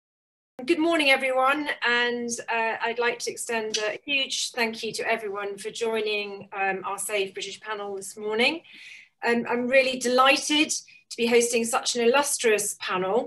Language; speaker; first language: English; native; English